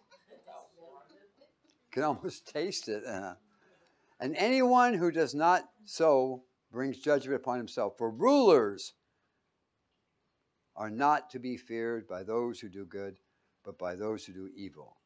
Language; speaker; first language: English; native; English